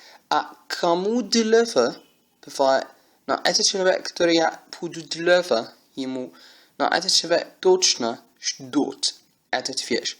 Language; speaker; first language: Russian; non-native, learner; English